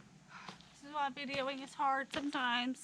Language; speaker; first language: English; native; English